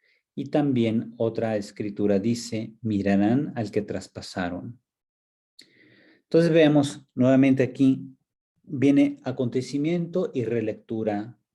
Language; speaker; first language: Spanish; native; Spanish